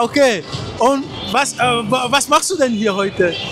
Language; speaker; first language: German; non-native, learner; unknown